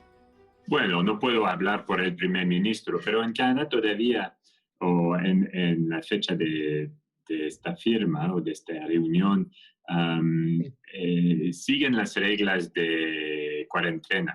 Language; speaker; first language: Spanish; non-native, fluent; French